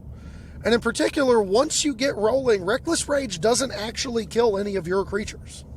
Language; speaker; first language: English; native; English